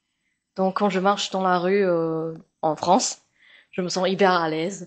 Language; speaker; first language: French; non-native, fluent; Chinese